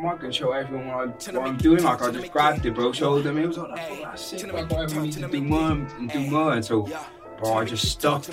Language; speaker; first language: English; native; English